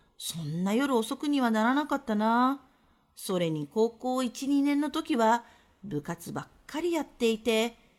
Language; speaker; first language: Japanese; native; Japanese